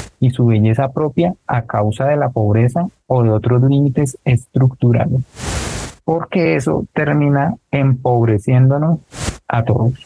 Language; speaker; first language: Spanish; native; Spanish